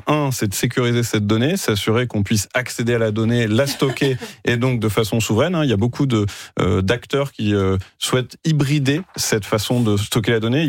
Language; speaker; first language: French; native; French